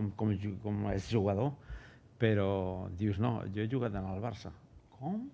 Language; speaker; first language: Catalan; non-native, local second language; Spanish